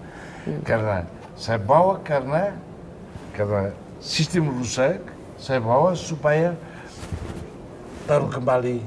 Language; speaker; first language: Indonesian; non-native, fluent; Tetum